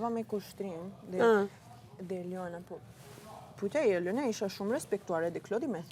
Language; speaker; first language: Albanian; early bilingual, heritage; Italian